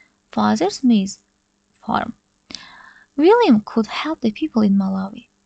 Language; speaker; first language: English; non-native, fluent; Azerbaijani